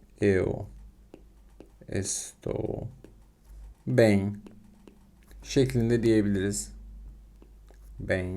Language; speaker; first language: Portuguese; non-native, fluent; Turkish